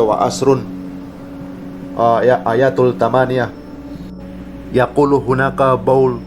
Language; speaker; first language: Arabic; non-native, learner; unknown